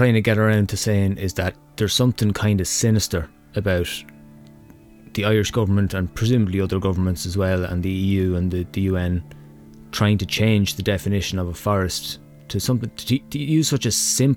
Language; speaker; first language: English; native; English